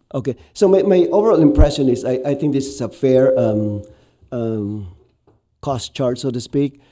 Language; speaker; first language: English; non-native, local second language; Filipino